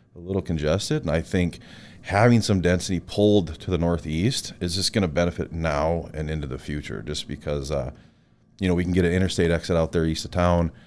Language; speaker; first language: English; native; English